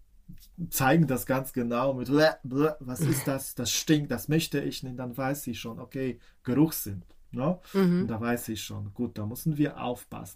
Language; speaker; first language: German; non-native, fluent; Polish